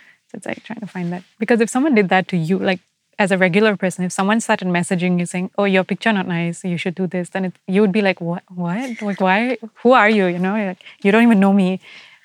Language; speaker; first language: English; native; English